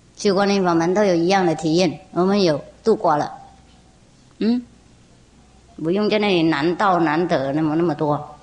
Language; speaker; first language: Chinese; non-native, fluent; Vietnamese